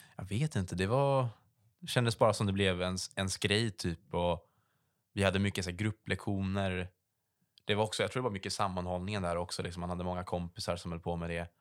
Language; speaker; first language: Swedish; native; Swedish